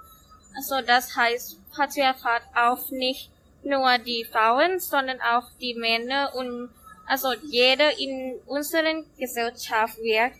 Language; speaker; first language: German; non-native, learner; Thai